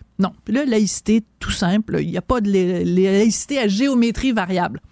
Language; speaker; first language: French; native; French